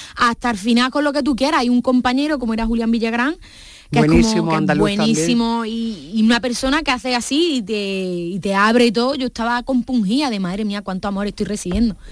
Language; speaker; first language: Spanish; native; Spanish